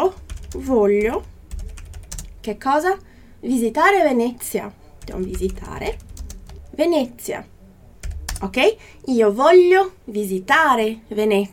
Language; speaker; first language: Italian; non-native, fluent; Portuguese